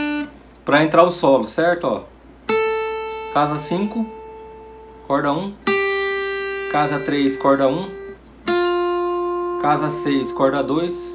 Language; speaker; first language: Portuguese; native; Portuguese